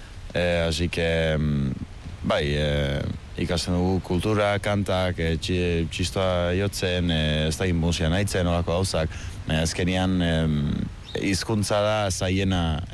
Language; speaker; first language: Basque; early bilingual, heritage; Basque